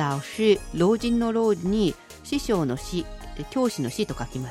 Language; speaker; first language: Japanese; native; Japanese